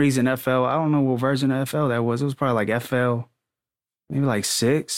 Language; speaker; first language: English; native; English